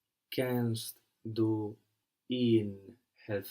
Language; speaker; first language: German; non-native, learner; English